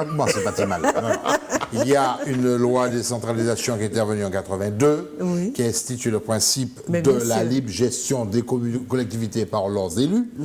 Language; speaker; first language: French; native; French